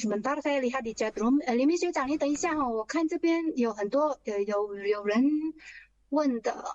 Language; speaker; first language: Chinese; early bilingual, heritage; Chinese